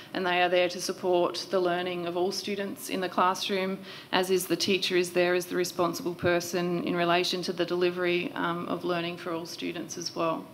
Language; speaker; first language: English; native; English